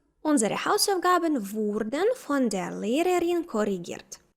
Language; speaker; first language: German; non-native, fluent; Ukrainian